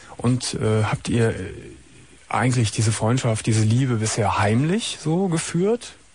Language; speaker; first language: German; native; German